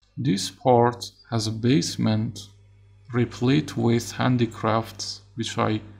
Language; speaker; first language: English; non-native, fluent; Persian